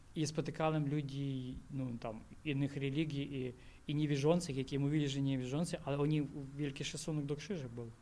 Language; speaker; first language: Ukrainian; native; Ukrainian